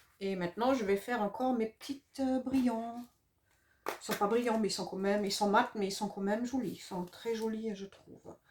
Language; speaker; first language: French; non-native, fluent; German